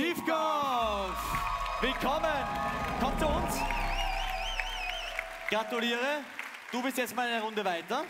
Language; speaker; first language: German; native; German